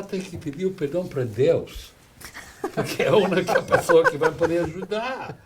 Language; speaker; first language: Portuguese; non-native, fluent; English